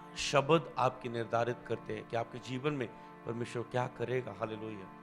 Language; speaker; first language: Hindi; non-native, local second language; Punjabi